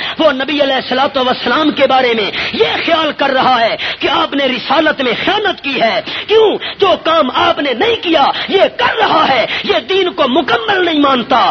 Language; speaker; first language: Urdu; non-native, local second language; Pashto